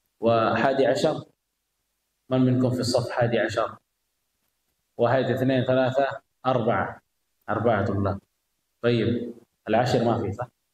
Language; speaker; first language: Arabic; non-native, fluent; Indonesian